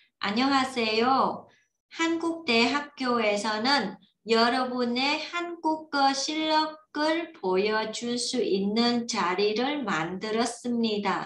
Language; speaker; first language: Korean; non-native, learner; Vietnamese